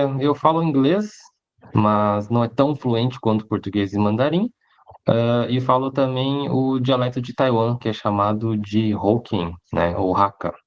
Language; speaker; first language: Portuguese; early bilingual, other home language; Hakka Chinese